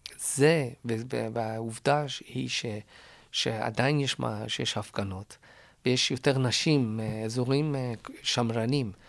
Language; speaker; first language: Hebrew; non-native, fluent; Persian